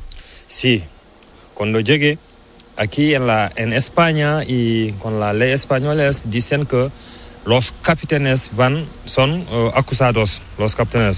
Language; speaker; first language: Spanish; non-native, learner; Fula